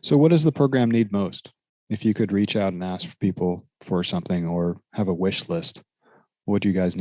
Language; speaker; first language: English; native; English